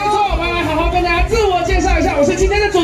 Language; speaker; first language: Chinese; native; Chinese